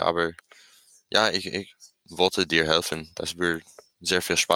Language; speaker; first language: German; non-native, learner; English